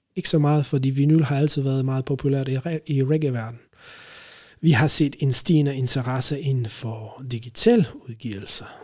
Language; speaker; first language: Danish; non-native, fluent; Polish